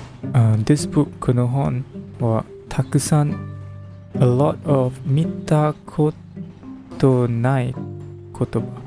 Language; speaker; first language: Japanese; non-native, learner; English